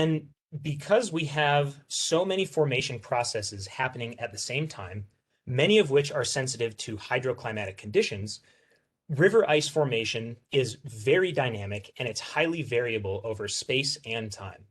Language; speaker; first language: English; native; English